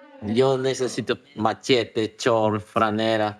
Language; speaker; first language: Spanish; non-native, local second language; Yanomámi